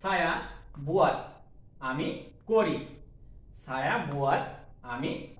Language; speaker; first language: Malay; non-native, learner; Bangla